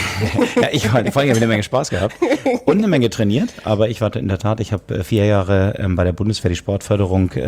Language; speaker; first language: German; native; German